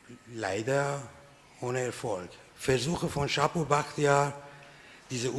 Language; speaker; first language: German; non-native, fluent; Persian